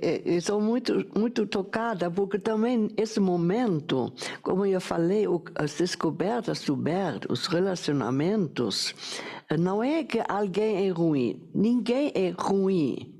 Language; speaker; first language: Portuguese; non-native, fluent; German